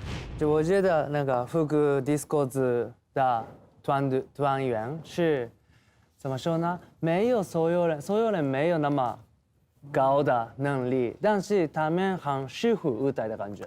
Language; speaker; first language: Chinese; non-native, learner; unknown